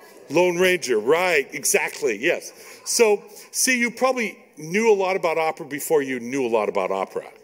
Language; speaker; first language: English; native; English